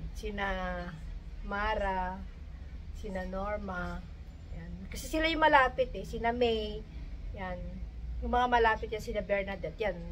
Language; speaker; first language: Filipino; non-native, local second language; Iloko